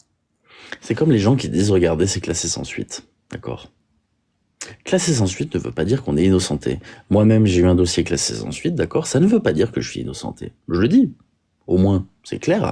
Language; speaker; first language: French; native; French